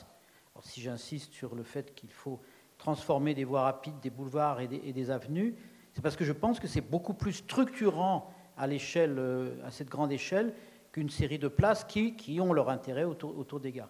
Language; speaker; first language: French; native; French